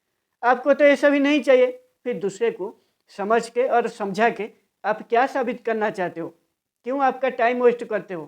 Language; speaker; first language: Hindi; non-native, local second language; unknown